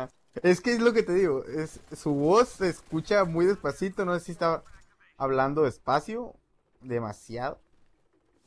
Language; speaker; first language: Spanish; native; Spanish